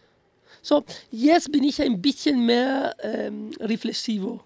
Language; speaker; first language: German; non-native, fluent; Italian